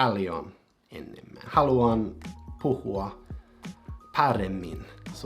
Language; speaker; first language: Finnish; non-native, learner; English